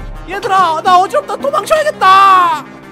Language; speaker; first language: Korean; native; Korean